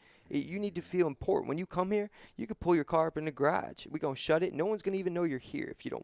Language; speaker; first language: English; native; English